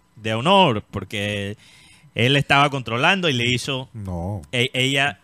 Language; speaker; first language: Spanish; native; Spanish